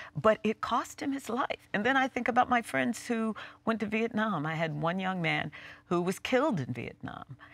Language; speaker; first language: English; native; English